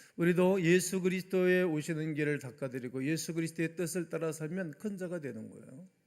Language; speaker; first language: Korean; native; Korean